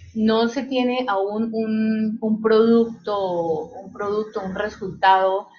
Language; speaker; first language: Spanish; native; Spanish